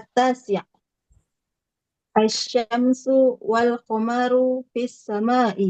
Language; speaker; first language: Arabic; non-native, learner; Indonesian